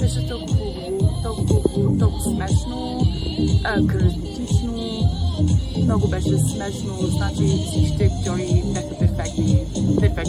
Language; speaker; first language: Bulgarian; early bilingual, heritage; Bulgarian